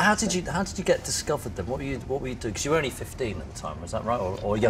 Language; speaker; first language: English; native; English